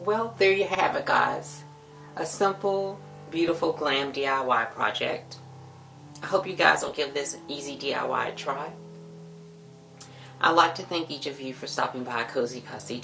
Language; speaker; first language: English; native; English